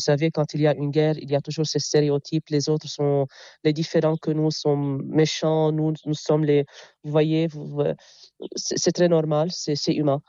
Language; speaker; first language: French; non-native, local second language; Arabic